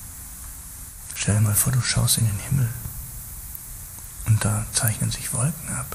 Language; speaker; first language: German; native; German